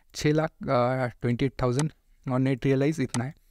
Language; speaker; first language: Hindi; non-native, local second language; Marathi